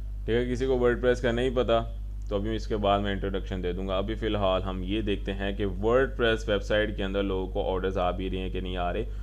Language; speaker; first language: Urdu; non-native, local second language; Punjabi